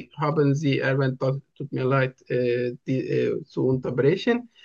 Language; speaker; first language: German; non-native, learner; Turkish